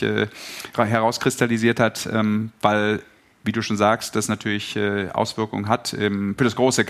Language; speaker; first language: German; native; German